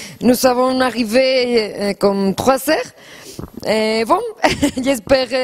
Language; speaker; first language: French; non-native, learner; Spanish